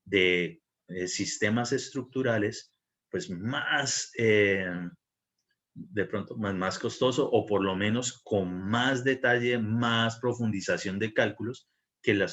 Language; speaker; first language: Spanish; native; Spanish